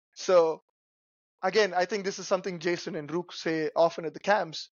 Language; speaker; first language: English; non-native, local second language; Tamil